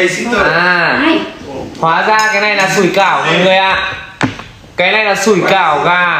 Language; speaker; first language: Vietnamese; native; Vietnamese